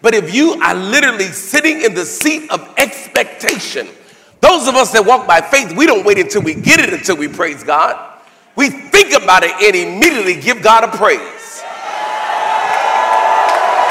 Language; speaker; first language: English; native; English